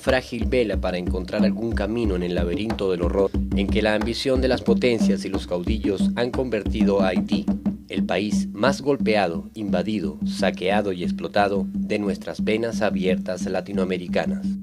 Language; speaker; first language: Spanish; native; Spanish